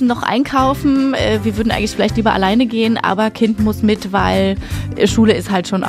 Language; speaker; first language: German; native; German